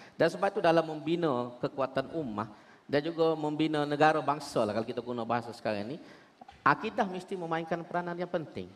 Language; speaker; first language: Malay; native; Malay